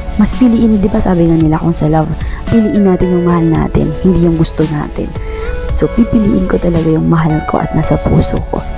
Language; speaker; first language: Filipino; non-native, local second language; Bikol